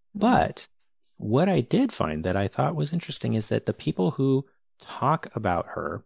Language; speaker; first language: English; native; English